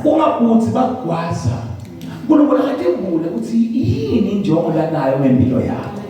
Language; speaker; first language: Zulu; non-native, local second language; Swati